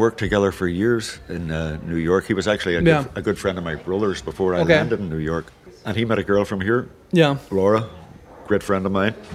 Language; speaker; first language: English; native; English